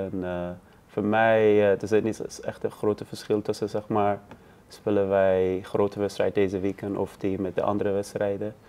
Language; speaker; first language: Dutch; non-native, learner; Persian